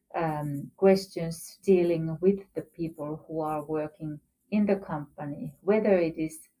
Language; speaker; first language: English; non-native, fluent; Finnish